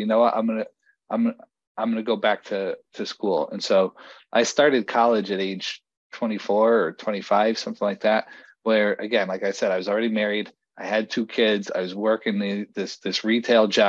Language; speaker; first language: English; native; English